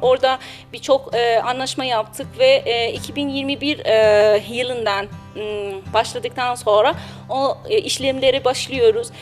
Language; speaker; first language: Turkish; non-native, learner; Persian